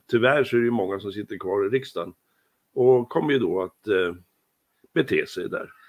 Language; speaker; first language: Swedish; native; Swedish